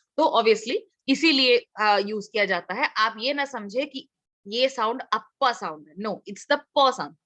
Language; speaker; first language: Hindi; non-native, local second language; Assamese